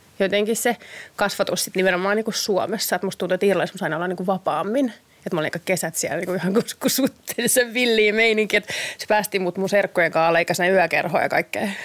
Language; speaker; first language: Finnish; native; Finnish